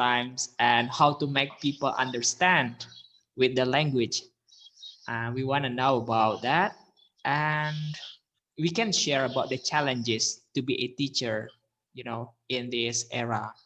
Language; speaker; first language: English; non-native, learner; Indonesian